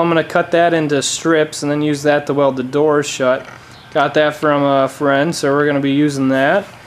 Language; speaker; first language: English; native; English